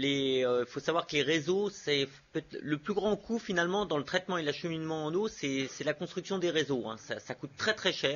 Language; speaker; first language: French; native; French